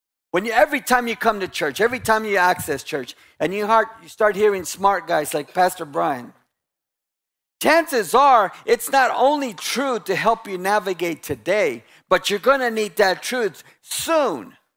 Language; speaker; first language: English; native; English